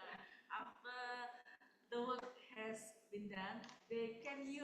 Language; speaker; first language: English; non-native, fluent; Indonesian